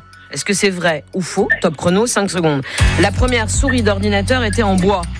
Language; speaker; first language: French; native; French